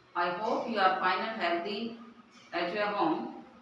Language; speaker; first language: English; non-native, local second language; Hindi